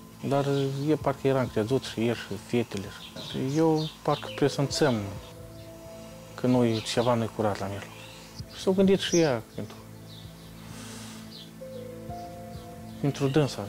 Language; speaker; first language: Romanian; non-native, local second language; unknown